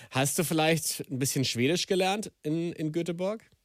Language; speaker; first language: German; native; German